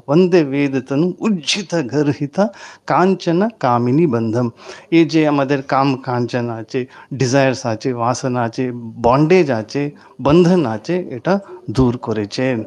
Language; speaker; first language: Bangla; native; Bangla